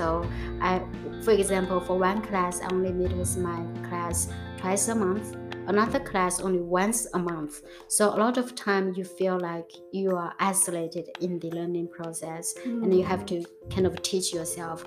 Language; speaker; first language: English; non-native, fluent; Chinese